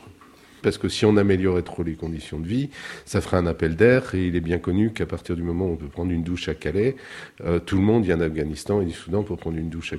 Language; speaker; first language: French; native; French